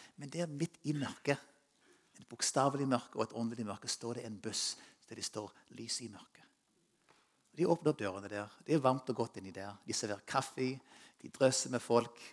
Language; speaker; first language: Norwegian; non-native, fluent; English